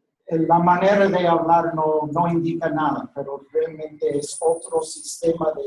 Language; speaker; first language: Spanish; non-native, fluent; English